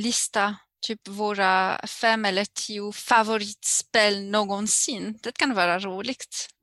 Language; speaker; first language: Swedish; non-native, learner; French